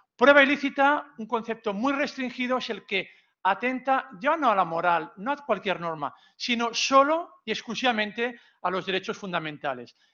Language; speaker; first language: Spanish; non-native, local second language; Catalan